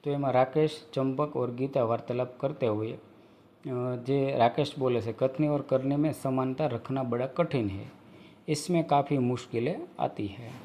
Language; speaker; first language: Hindi; non-native, local second language; Gujarati